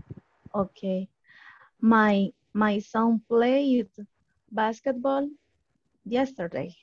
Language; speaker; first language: English; non-native, learner; Spanish